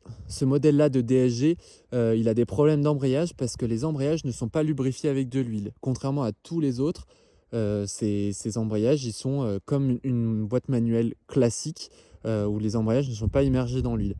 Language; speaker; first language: French; native; French